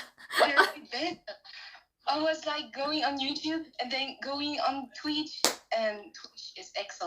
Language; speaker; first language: English; non-native, learner; French